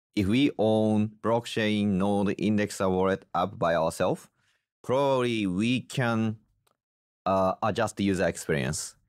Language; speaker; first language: English; non-native, fluent; Japanese